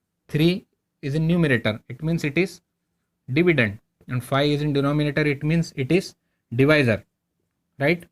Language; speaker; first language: English; non-native, local second language; Hindi